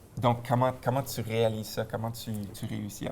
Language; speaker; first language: French; native; French